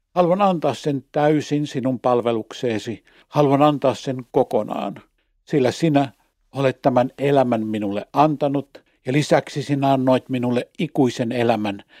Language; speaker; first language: Finnish; native; Finnish